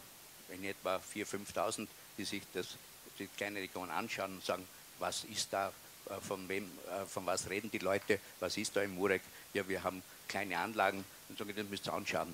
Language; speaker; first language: German; native; German